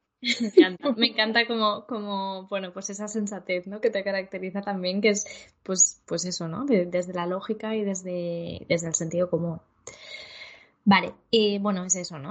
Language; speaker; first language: Spanish; native; Spanish